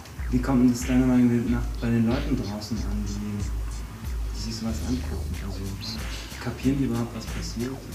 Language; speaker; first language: German; native; German